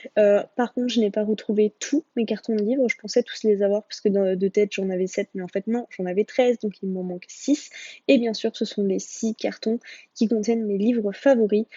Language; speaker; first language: French; native; French